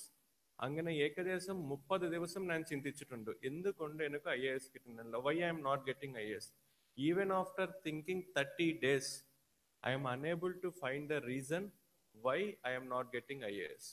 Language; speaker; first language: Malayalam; non-native, learner; Telugu